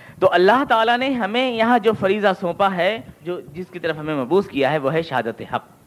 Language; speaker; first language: Urdu; native; Urdu